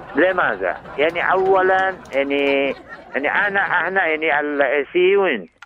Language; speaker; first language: Arabic; non-native, learner; Bangla